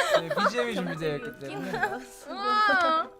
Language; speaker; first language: Korean; native; Korean